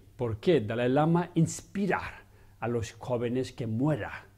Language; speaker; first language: Spanish; non-native, learner; Chinese